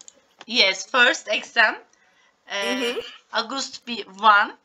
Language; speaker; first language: English; non-native, learner; Turkish